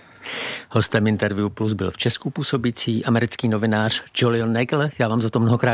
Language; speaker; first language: Czech; native; Czech